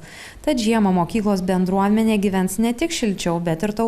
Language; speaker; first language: Lithuanian; native; Lithuanian